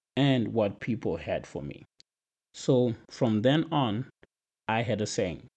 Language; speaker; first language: English; non-native, local second language; Shona